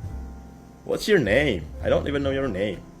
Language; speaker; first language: English; non-native, fluent; Indonesian